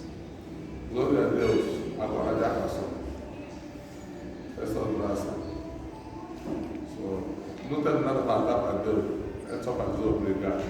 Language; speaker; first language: Portuguese; non-native, learner; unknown